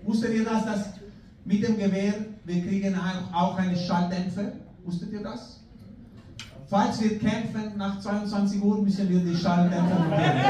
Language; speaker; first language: German; non-native, fluent; Spanish